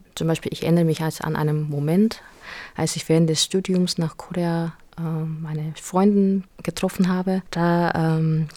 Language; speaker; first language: German; non-native, fluent; Korean